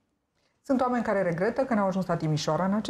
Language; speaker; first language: Romanian; native; Romanian